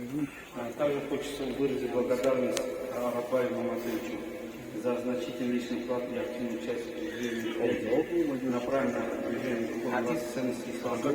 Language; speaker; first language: Russian; native; Russian